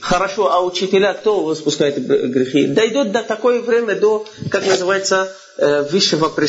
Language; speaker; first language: Russian; non-native, fluent; Arabic